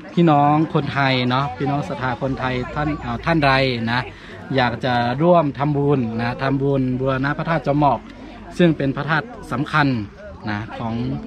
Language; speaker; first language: Thai; non-native, local second language; Khün